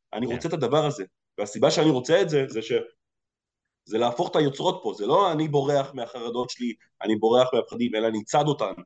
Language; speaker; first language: Hebrew; early bilingual, other home language; Russian